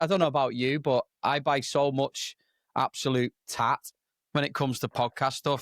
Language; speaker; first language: English; native; English